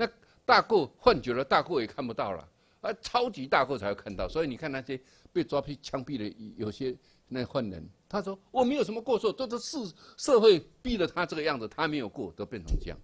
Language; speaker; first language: Chinese; native; Chinese